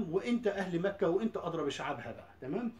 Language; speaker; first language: Arabic; native; Arabic